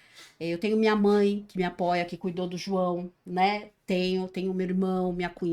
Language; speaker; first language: Portuguese; native; Portuguese